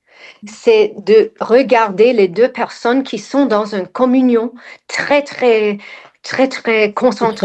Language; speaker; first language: French; non-native, fluent; English